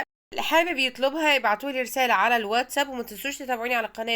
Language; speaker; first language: Arabic; native; Arabic